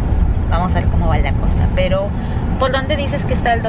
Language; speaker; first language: Spanish; native; Spanish